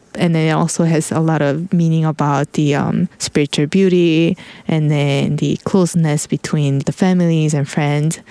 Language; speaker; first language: English; non-native, fluent; Korean